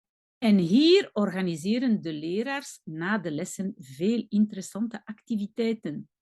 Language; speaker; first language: Dutch; non-native, local second language; French